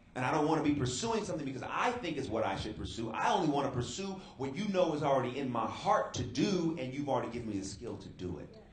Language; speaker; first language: English; native; English